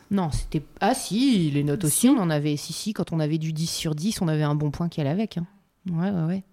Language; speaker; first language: French; native; French